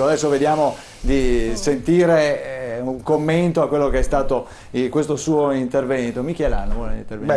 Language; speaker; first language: Italian; native; Italian